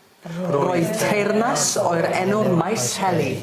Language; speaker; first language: Welsh; non-native, learner; English